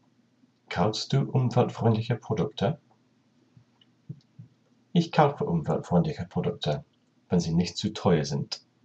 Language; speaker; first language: German; non-native, learner; English